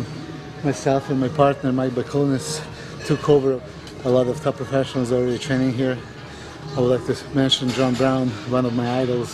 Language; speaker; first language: English; non-native, fluent; Serbian